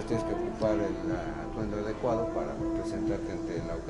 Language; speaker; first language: Spanish; native; Spanish